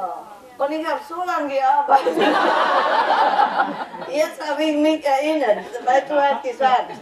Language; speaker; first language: German; non-native, learner; Vietnamese